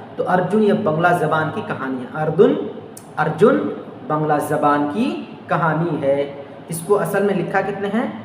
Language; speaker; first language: Urdu; native; Urdu